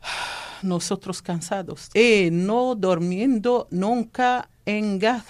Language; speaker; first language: Spanish; non-native, learner; Arabic